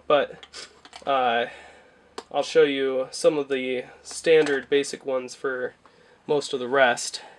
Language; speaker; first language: English; native; English